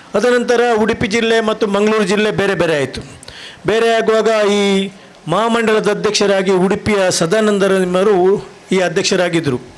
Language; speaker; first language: Kannada; non-native, local second language; Tulu